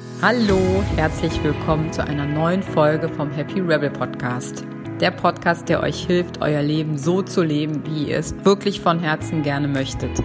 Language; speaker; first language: German; native; German